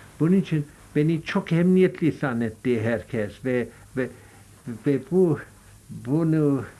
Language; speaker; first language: Turkish; non-native, fluent; English